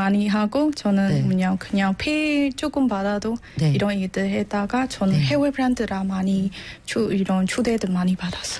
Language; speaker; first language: Korean; non-native, learner; Burmese